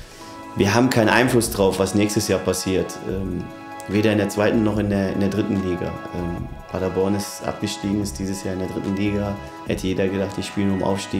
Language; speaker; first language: German; native; German